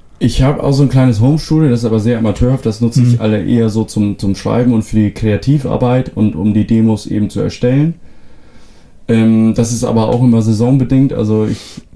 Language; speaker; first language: German; non-native, local second language; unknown